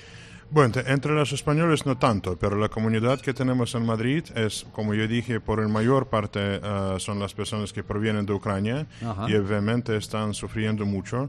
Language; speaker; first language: Spanish; non-native, fluent; Russian